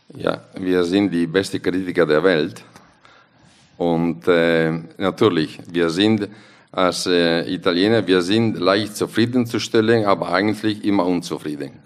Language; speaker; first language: German; non-native, fluent; Italian